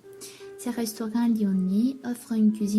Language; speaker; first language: French; non-native, learner; Romanian